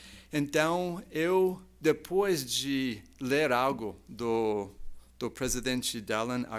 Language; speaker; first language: Portuguese; non-native, fluent; English